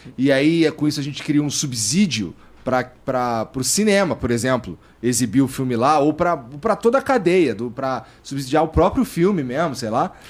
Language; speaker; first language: Portuguese; native; Portuguese